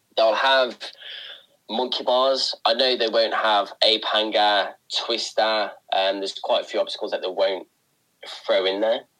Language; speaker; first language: English; native; English